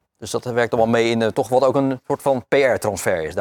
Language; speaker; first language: Dutch; native; Dutch